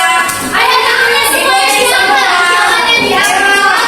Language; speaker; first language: Indonesian; native; Indonesian